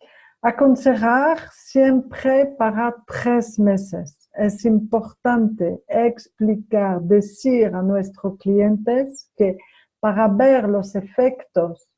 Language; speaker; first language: Spanish; non-native, fluent; French